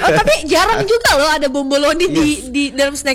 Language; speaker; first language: Indonesian; native; Indonesian